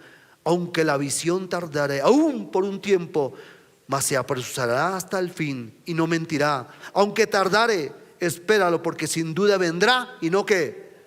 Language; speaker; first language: Spanish; native; Spanish